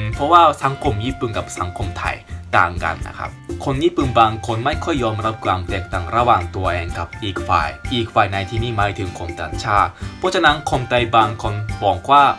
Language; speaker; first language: Thai; non-native, fluent; Japanese